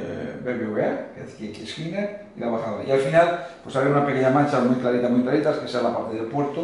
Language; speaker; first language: Spanish; native; Spanish